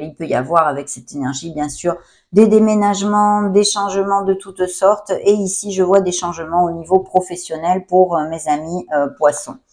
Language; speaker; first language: French; native; French